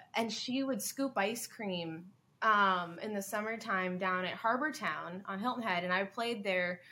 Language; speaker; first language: English; native; English